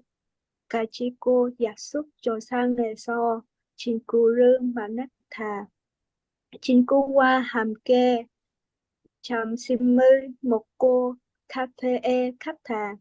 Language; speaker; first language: Korean; non-native, learner; Vietnamese